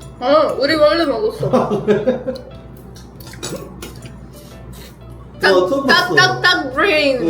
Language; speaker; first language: Korean; non-native, learner; Russian